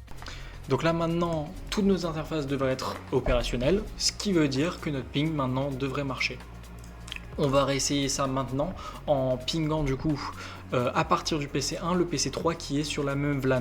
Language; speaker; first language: French; native; French